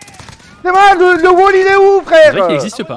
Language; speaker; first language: French; native; French